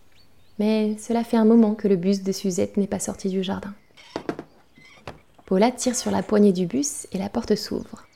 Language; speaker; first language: French; native; French